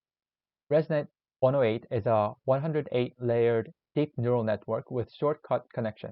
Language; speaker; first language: English; non-native, learner; Korean